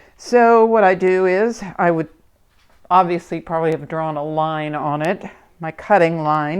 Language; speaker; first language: English; native; English